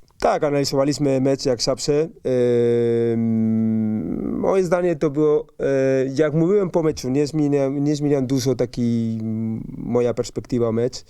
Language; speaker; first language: Polish; non-native, learner; Spanish